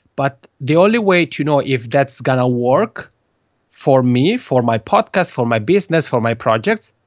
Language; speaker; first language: English; non-native, fluent; Italian